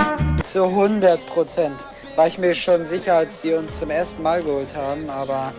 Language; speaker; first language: German; native; German